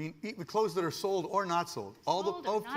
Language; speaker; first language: English; native; English